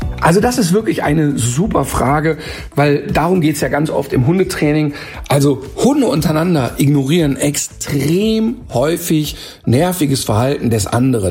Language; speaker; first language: German; native; German